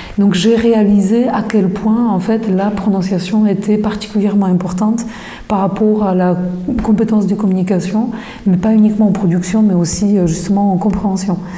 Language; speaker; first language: French; non-native, fluent; Polish